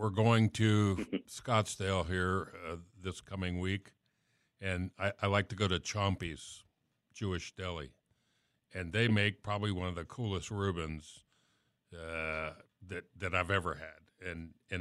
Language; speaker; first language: English; native; English